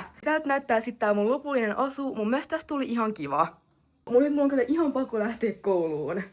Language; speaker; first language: Finnish; native; Finnish